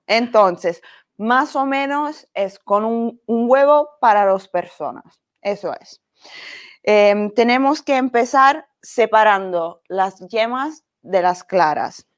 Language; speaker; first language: Spanish; non-native, learner; Italian